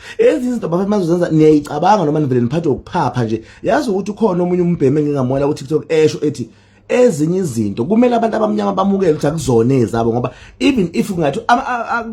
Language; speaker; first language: Zulu; native; Zulu